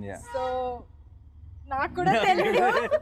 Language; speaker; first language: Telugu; non-native, fluent; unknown